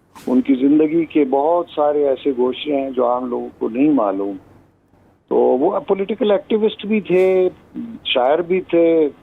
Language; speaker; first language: Urdu; non-native, local second language; Pashto